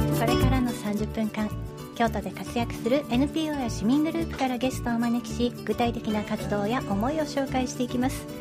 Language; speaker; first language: Japanese; native; Japanese